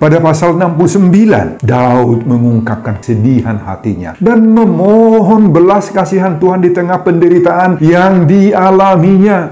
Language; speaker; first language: Indonesian; non-native, local second language; Batak Toba